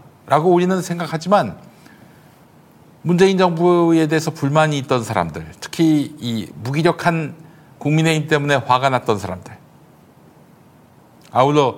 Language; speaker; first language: Korean; native; Korean